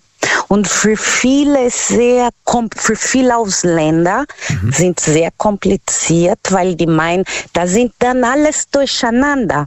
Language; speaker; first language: German; non-native, learner; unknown